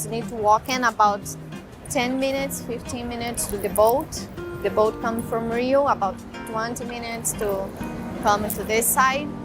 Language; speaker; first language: English; non-native, learner; Portuguese